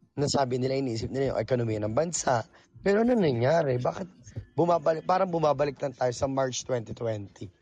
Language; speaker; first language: Filipino; native; Filipino